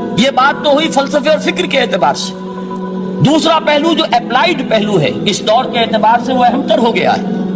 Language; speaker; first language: Urdu; native; Urdu